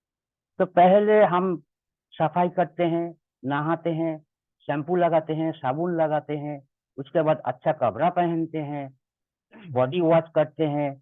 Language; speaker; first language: Hindi; non-native, local second language; Bangla